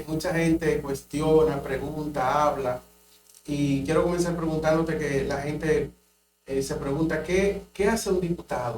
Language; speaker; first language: Spanish; native; Spanish